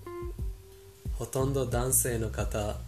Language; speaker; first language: Japanese; non-native, fluent; Persian